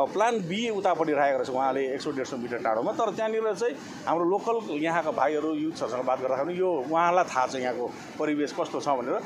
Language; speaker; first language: Nepali; native; Nepali